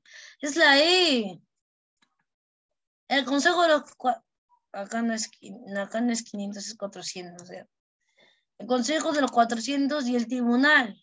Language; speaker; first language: Spanish; native; Spanish